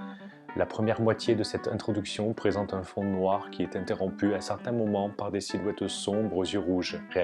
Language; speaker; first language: French; native; French